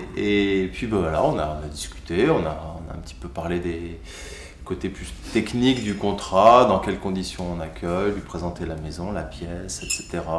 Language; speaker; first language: French; native; French